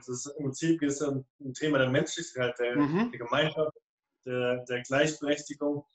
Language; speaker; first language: German; native; German